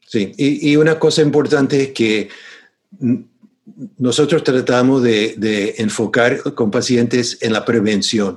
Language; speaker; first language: Spanish; non-native, fluent; English